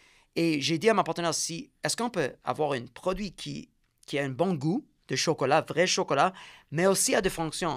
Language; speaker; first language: French; non-native, learner; English